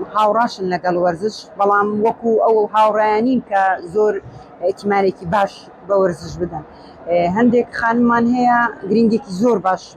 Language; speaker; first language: Central Kurdish; native; Central Kurdish